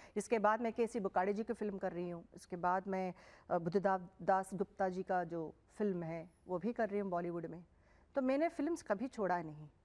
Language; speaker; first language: Hindi; non-native, local second language; Telugu